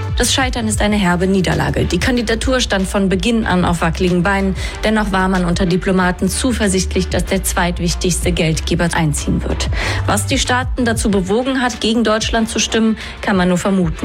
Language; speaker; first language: German; native; German